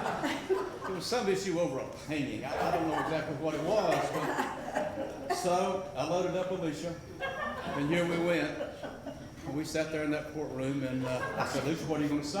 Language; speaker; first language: English; native; English